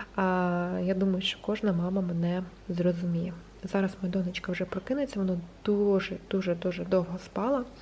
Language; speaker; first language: Ukrainian; non-native, local second language; Russian